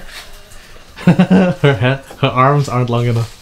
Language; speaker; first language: English; non-native, fluent; Indonesian